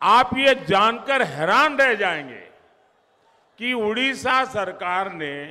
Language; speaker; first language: Hindi; non-native, local second language; Gujarati